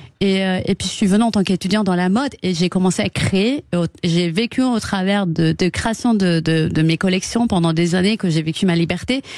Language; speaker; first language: French; non-native, fluent; Persian